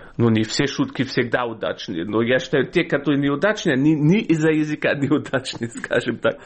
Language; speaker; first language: Russian; non-native, fluent; German